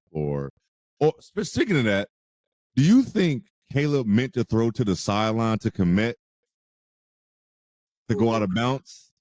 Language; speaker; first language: English; native; English